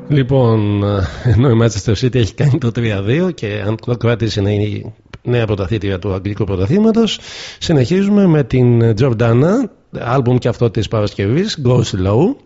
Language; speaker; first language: Greek; native; Greek